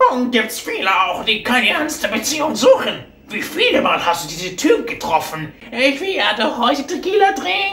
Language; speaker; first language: German; non-native, fluent; Arabic